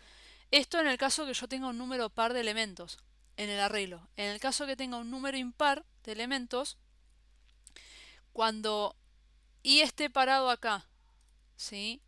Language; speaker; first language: Spanish; native; Spanish